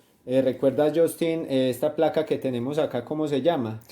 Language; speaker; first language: Spanish; native; Spanish